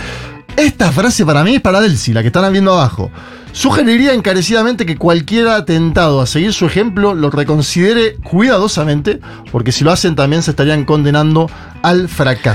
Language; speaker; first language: Spanish; native; Spanish